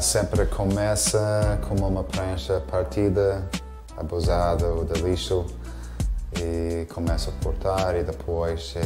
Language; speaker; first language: Portuguese; non-native, fluent; English